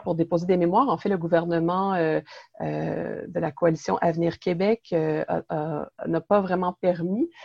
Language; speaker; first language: French; native; French